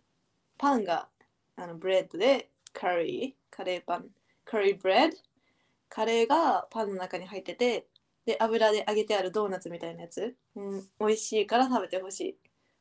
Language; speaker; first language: Japanese; native; Japanese